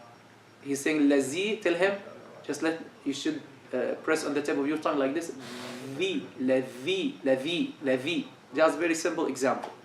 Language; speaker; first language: English; non-native, fluent; Arabic